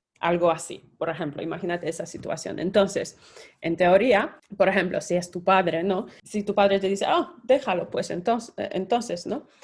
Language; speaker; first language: Spanish; non-native, fluent; Polish